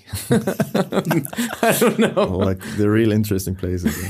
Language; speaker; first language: English; non-native, fluent; Persian